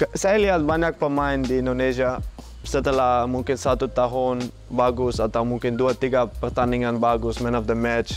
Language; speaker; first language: Indonesian; non-native, fluent; Dutch